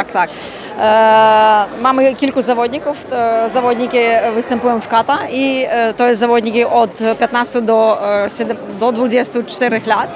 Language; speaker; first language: Polish; non-native, learner; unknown